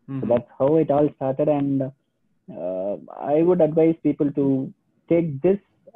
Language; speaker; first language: English; non-native, local second language; Tamil